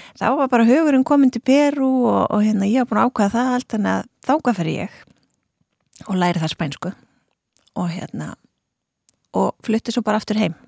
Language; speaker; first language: Icelandic; native; Icelandic